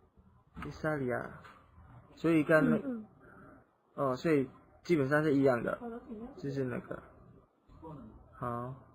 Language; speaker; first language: Chinese; non-native, fluent; Indonesian